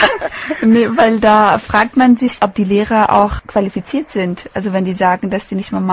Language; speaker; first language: German; native; German